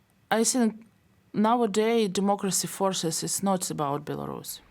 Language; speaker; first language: English; non-native, learner; Belarusian